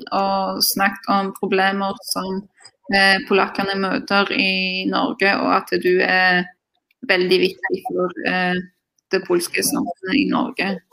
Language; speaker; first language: Norwegian; non-native, fluent; Polish